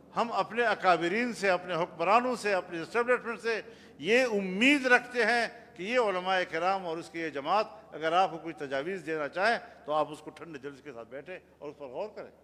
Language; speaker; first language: Urdu; non-native, local second language; Pashto